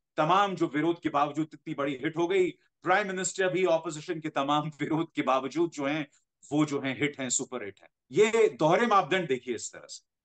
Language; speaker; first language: Hindi; native; Hindi